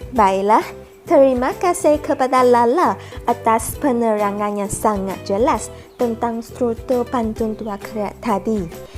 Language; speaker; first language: Malay; non-native, local second language; Iban